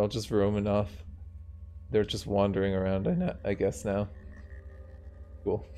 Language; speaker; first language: English; native; English